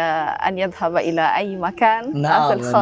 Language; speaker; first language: Arabic; non-native, fluent; Indonesian